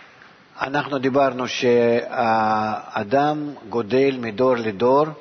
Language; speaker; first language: Hebrew; non-native, fluent; Russian